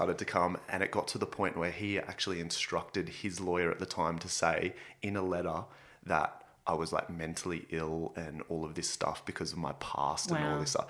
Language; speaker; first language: English; native; English